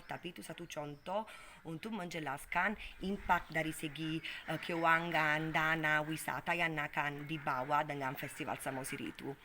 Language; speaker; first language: Indonesian; non-native, fluent; Italian